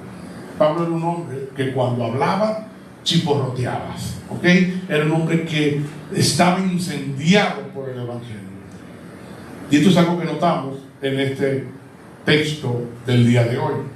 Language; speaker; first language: Spanish; native; Spanish